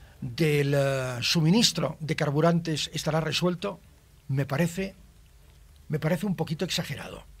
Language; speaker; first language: Spanish; native; Spanish